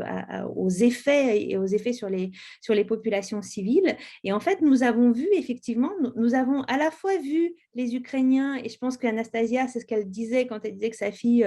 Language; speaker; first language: French; native; French